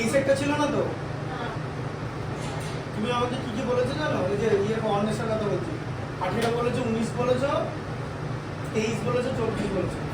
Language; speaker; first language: Bangla; native; Bangla